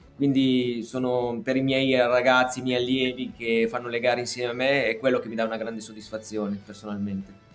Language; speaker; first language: Italian; native; Italian